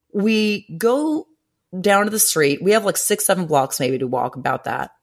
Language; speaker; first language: English; early bilingual, other home language; Greek